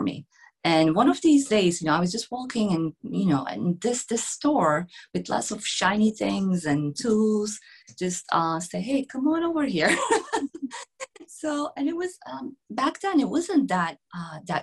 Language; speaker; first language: English; non-native, fluent; Turkish